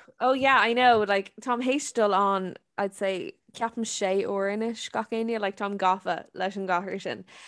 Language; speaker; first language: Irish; non-native, local second language; English